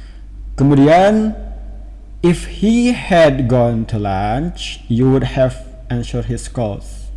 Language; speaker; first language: English; non-native, fluent; Indonesian